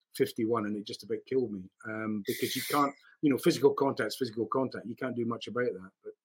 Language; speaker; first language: English; native; English